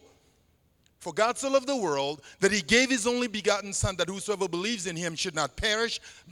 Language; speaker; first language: English; non-native, fluent; Sango